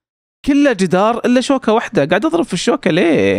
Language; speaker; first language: Arabic; native; Arabic